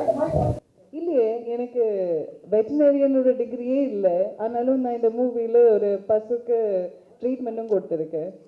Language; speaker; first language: Tamil; early bilingual, heritage; Tamil